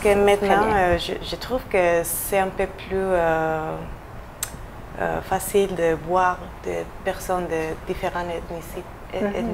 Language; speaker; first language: French; non-native, fluent; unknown